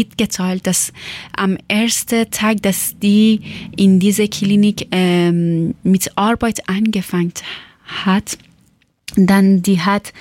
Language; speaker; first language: German; non-native, learner; Persian